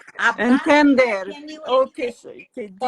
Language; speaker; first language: Portuguese; non-native, learner; English